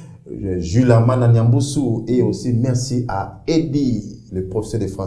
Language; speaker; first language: French; non-native, fluent; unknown